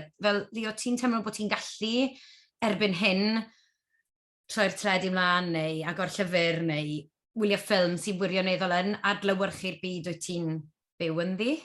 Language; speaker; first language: Welsh; native; Welsh